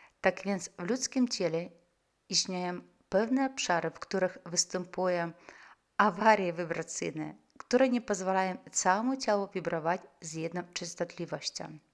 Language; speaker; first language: Polish; non-native, fluent; Russian